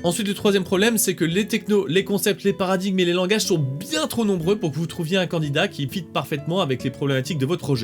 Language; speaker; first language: French; native; French